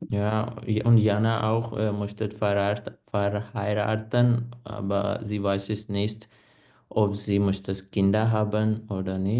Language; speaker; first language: German; non-native, learner; Punjabi